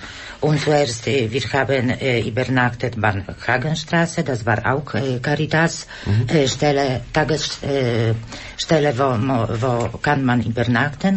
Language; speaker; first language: German; non-native, learner; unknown